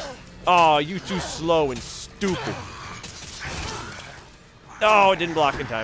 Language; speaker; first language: English; native; English